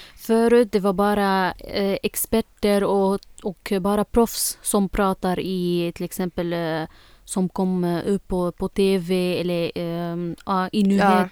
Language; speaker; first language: Swedish; non-native, fluent; Arabic